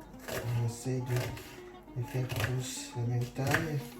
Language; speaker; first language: French; non-native, fluent; Arabic